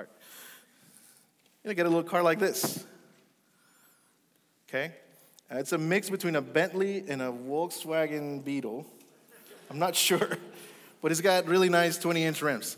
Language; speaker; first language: English; early bilingual, other home language; Spanish